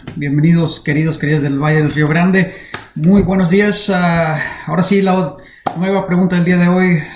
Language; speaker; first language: Spanish; early bilingual, heritage; Spanish